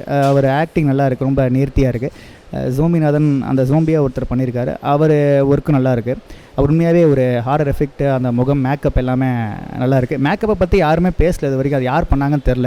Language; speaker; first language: Tamil; native; Tamil